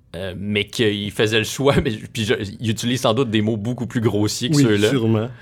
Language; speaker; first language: French; native; French